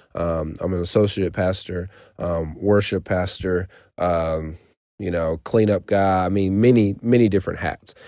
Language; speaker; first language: English; native; English